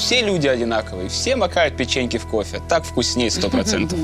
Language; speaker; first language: Russian; native; Russian